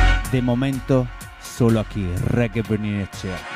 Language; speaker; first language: Spanish; native; Spanish